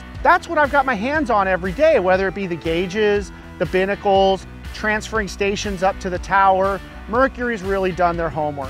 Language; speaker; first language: English; native; English